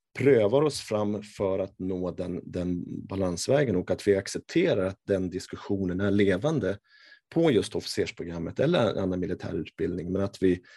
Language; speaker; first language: Swedish; native; Swedish